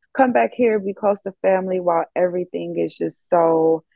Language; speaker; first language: English; native; English